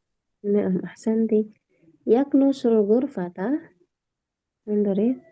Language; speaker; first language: Arabic; non-native, fluent; Indonesian